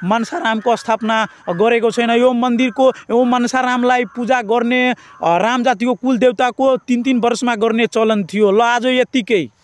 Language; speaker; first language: Nepali; non-native, local second language; Maithili